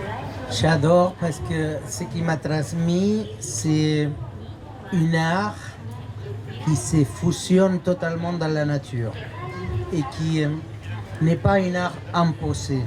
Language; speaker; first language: French; non-native, fluent; Spanish